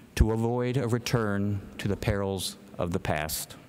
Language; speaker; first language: English; native; English